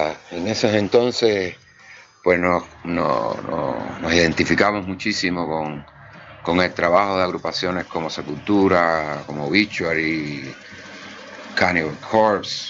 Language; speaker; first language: Spanish; native; Spanish